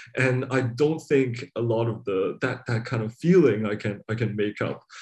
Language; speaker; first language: English; non-native, local second language; Cantonese